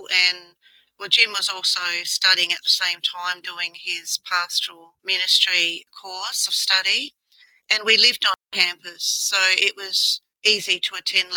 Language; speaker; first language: English; native; English